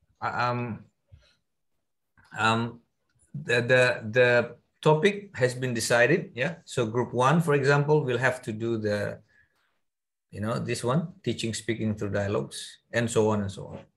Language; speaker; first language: English; non-native, fluent; Indonesian